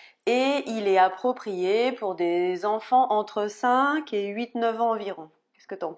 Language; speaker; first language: French; native; French